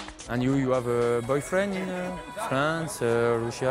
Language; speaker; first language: English; non-native, learner; French